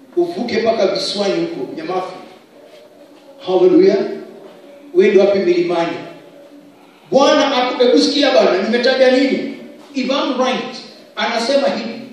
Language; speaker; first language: Swahili; non-native, local second language; Kikuyu